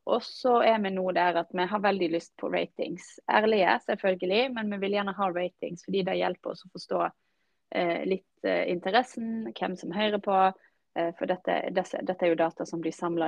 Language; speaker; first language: Norwegian; native; Norwegian